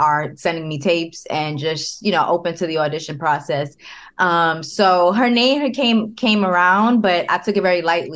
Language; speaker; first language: English; native; English